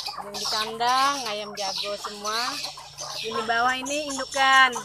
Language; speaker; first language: Indonesian; non-native, local second language; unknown